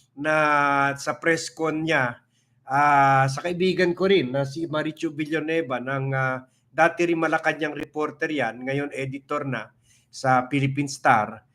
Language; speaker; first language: Filipino; native; Filipino